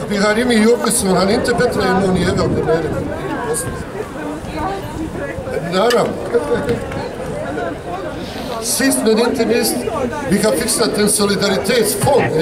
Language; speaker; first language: Swedish; non-native, fluent; Bosnian